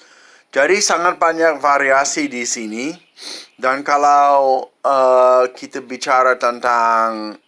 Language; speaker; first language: Indonesian; non-native, fluent; English